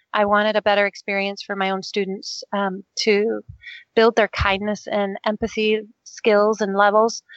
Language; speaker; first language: English; non-native, fluent; Danish